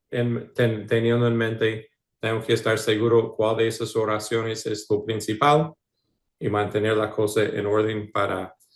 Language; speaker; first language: Spanish; non-native, fluent; English